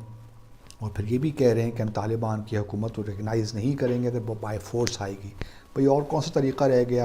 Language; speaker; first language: Urdu; native; Urdu